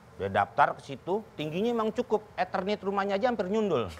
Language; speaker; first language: Indonesian; native; Indonesian